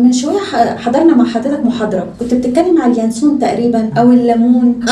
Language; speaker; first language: Arabic; native; Arabic